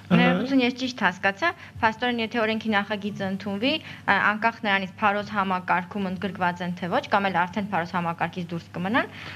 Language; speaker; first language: Armenian; native; Armenian